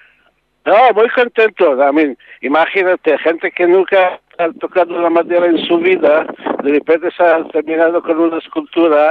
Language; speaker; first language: Spanish; non-native, learner; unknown